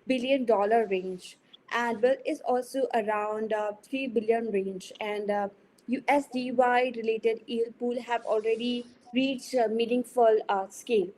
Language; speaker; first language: English; non-native, fluent; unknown